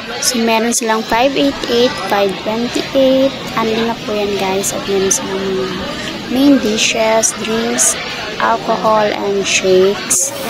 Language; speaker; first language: Filipino; non-native, local second language; Hiligaynon